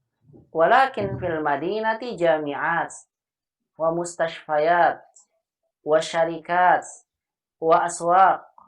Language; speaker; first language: Arabic; non-native, fluent; Indonesian